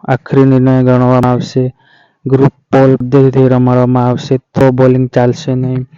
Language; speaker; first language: Gujarati; native; Gujarati